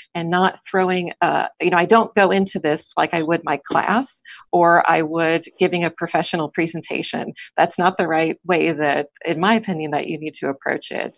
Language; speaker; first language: English; native; English